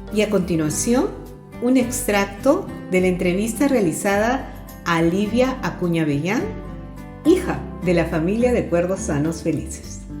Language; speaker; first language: Spanish; native; Spanish